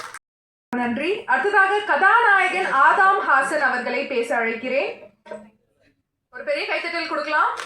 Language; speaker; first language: Tamil; native; Tamil